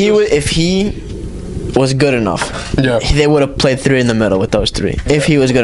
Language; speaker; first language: English; native; English